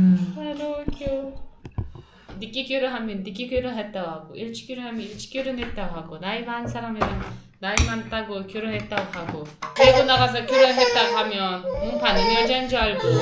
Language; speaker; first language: Korean; non-native, local second language; Uzbek